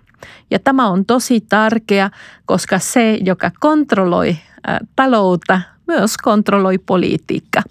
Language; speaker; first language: Finnish; non-native, fluent; Spanish